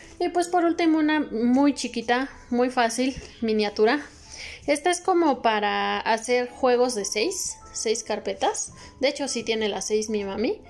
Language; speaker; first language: Spanish; native; Spanish